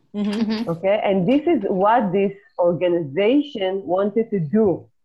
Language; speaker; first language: English; non-native, fluent; Hebrew